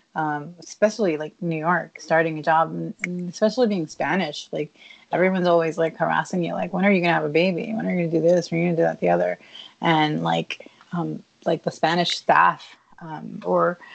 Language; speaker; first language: English; early bilingual, other home language; Spanish